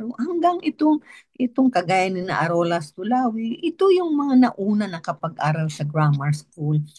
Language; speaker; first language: Filipino; non-native, local second language; Tausug